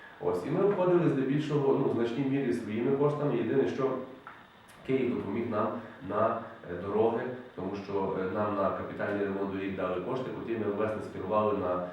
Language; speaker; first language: Ukrainian; native; Ukrainian